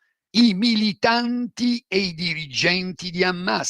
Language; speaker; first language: Italian; native; Italian